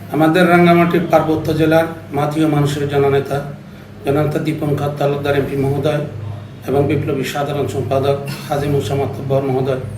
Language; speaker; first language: Bangla; non-native, local second language; Chakma